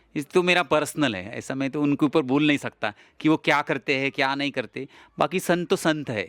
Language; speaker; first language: Hindi; non-native, local second language; Marathi